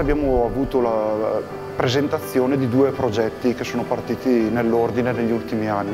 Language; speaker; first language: Italian; native; Italian